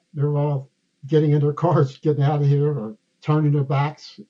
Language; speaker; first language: English; native; English